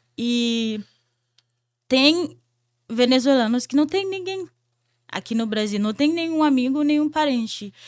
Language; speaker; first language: Portuguese; non-native, fluent; Haitian Creole